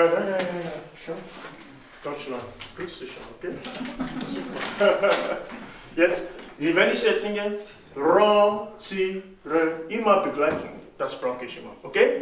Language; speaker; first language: German; non-native, fluent; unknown